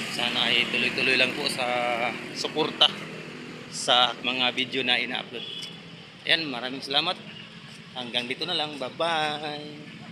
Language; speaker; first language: Filipino; non-native, local second language; Cebuano